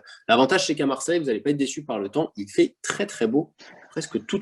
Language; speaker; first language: French; native; French